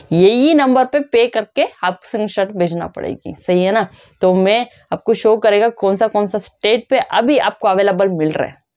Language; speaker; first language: Hindi; non-native, local second language; Kannada